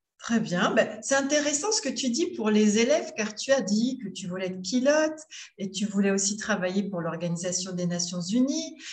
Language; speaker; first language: French; native; French